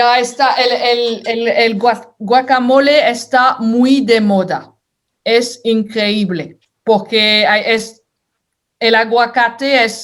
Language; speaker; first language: Spanish; non-native, fluent; French